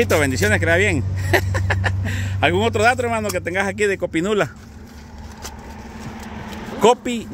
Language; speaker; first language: Spanish; native; Spanish